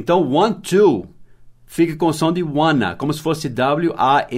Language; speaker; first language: Portuguese; non-native, fluent; English